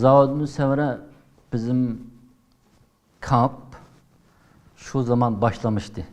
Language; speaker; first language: Turkish; non-native, learner; Uyghur